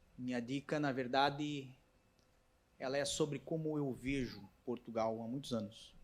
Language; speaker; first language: Portuguese; native; Portuguese